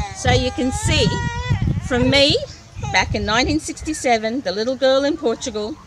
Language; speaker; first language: English; early bilingual, other home language; Portuguese